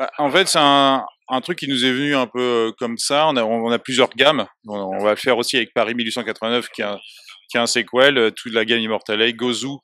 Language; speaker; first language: French; native; French